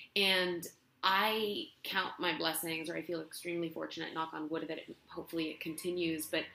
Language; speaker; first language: English; non-native, fluent; Spanish